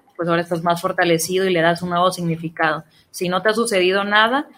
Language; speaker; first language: Spanish; native; Spanish